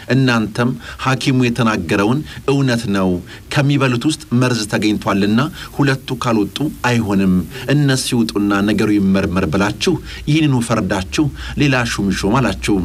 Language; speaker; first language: Amharic; native; Amharic